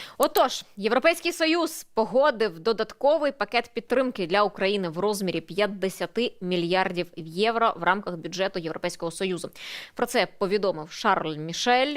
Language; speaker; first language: Ukrainian; native; Ukrainian